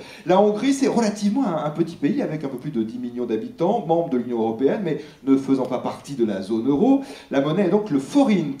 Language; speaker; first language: French; native; French